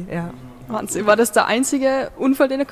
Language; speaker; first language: German; native; German